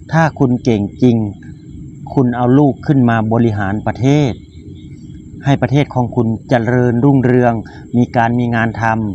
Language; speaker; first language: Thai; native; Thai